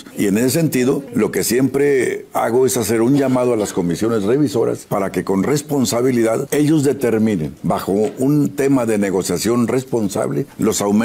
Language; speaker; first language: Spanish; native; Spanish